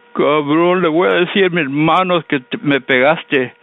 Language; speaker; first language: Spanish; early bilingual, heritage; Spanish